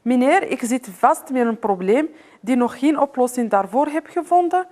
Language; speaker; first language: Dutch; non-native, fluent; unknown